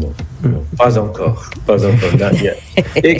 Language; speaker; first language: French; non-native, fluent; English